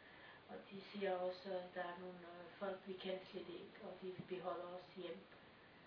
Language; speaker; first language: Danish; non-native, learner; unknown